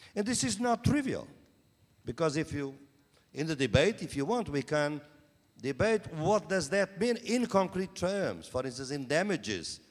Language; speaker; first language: English; non-native, fluent; Portuguese